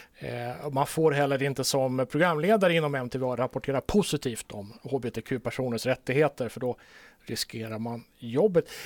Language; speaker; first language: Swedish; native; Swedish